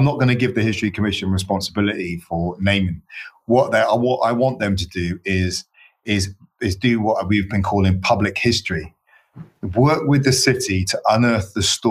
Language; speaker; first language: English; native; English